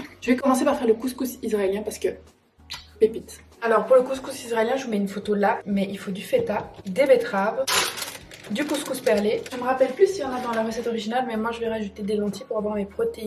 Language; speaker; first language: French; native; French